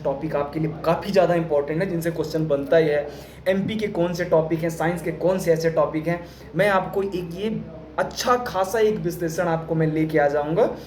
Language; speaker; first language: Hindi; native; Hindi